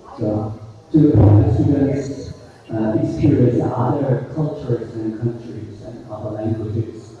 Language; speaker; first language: English; non-native, fluent; Korean